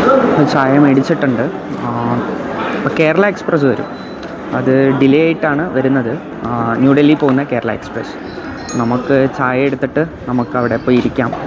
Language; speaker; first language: Malayalam; native; Malayalam